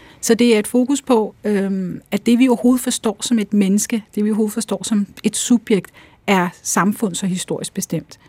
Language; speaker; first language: Danish; early bilingual, other home language; Urdu